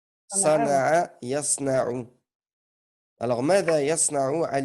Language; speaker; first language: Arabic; non-native, learner; French